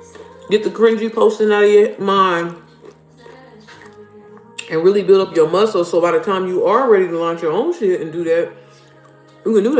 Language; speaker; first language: English; native; English